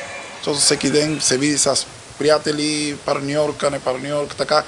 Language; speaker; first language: Bulgarian; non-native, learner; Spanish